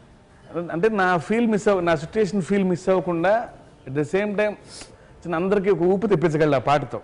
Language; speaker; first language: Telugu; native; Telugu